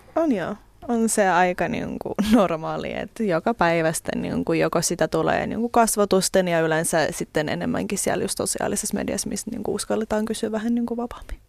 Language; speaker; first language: Finnish; early bilingual, other home language; Russian